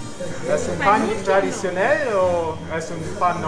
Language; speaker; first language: Spanish; non-native, learner; German